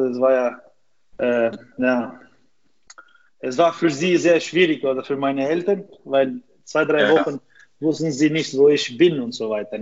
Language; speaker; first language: German; non-native, fluent; Albanian